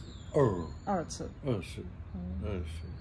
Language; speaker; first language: Chinese; non-native, learner; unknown